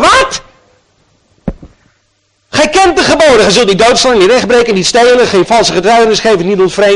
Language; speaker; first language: Dutch; native; Dutch